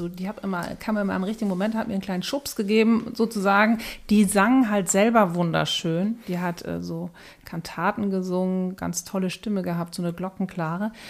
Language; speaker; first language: German; native; German